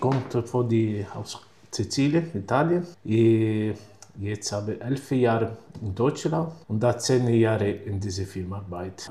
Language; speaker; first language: German; non-native, learner; Italian